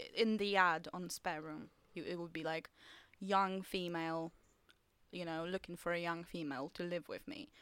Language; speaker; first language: English; non-native, fluent; Polish